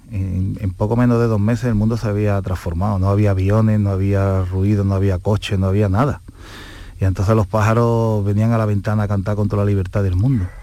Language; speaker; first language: Spanish; native; Spanish